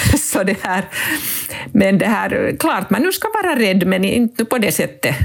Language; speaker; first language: Swedish; non-native, local second language; Finnish